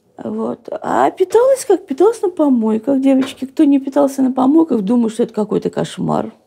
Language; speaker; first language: Russian; native; Russian